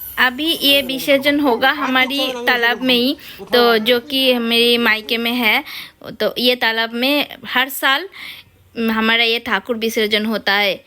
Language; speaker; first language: Hindi; non-native, local second language; Bangla